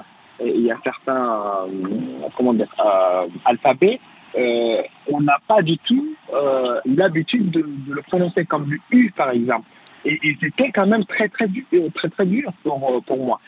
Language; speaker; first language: French; non-native, fluent; Arabic